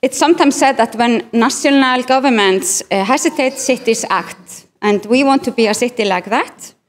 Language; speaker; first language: English; non-native, fluent; Icelandic